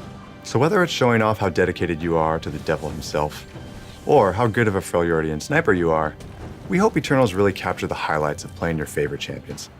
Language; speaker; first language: English; native; English